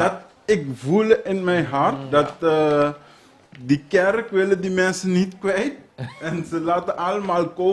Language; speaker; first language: Dutch; non-native, learner; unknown